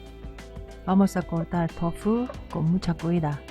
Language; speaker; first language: Spanish; non-native, learner; Korean